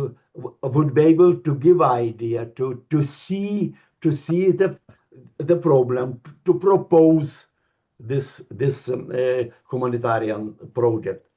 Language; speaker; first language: English; non-native, learner; Lithuanian